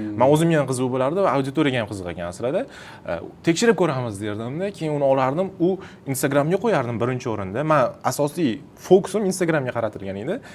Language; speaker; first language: Uzbek; non-native, local second language; Russian